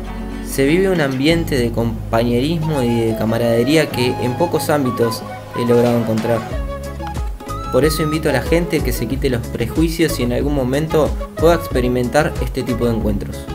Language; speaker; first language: Spanish; native; Spanish